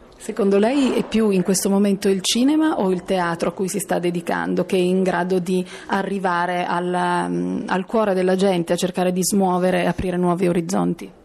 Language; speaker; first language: Italian; native; Italian